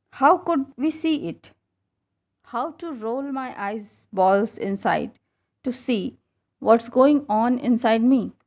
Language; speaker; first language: English; non-native, local second language; Hindi